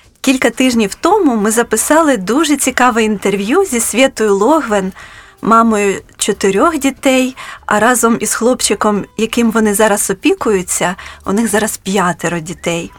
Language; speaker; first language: Ukrainian; native; Ukrainian